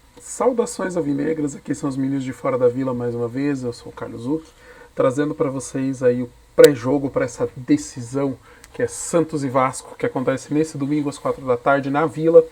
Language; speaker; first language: Portuguese; native; Portuguese